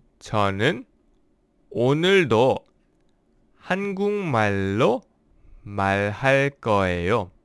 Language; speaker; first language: Korean; non-native, learner; English